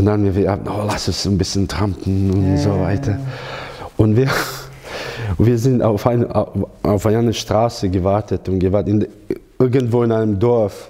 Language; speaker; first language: German; non-native, learner; Croatian